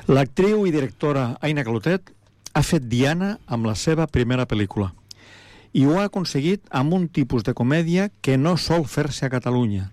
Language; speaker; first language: Catalan; native; Catalan